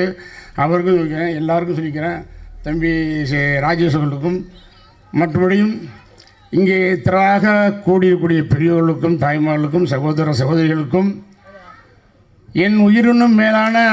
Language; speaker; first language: Tamil; native; Tamil